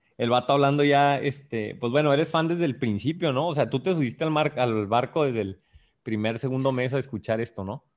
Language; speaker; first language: Spanish; native; Spanish